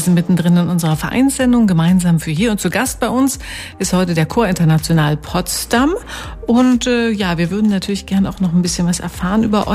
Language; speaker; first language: German; native; German